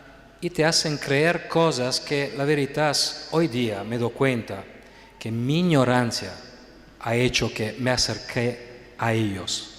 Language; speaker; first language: Spanish; non-native, fluent; Italian